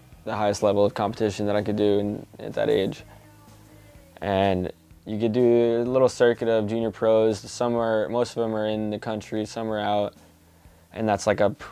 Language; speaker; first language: English; native; English